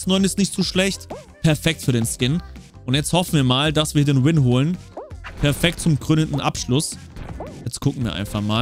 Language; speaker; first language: German; native; German